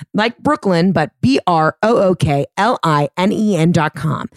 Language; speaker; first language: English; native; English